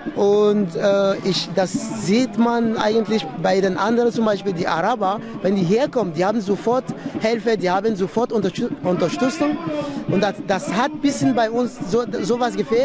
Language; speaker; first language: German; non-native, fluent; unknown